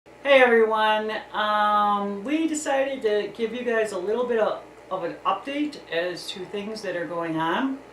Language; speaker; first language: English; native; English